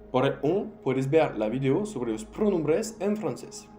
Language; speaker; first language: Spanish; non-native, fluent; French